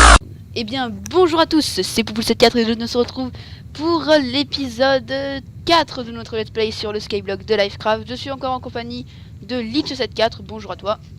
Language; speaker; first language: French; native; French